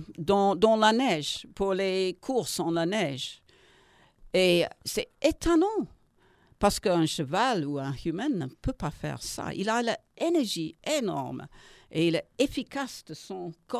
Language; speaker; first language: French; non-native, learner; English